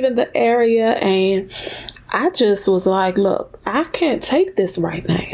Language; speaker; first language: English; native; English